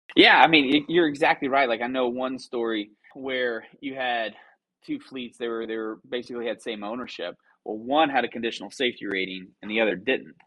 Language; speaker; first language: English; native; English